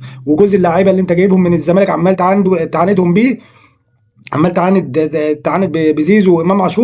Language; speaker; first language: Arabic; native; Arabic